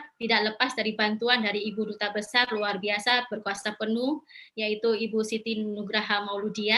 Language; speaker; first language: Indonesian; native; Indonesian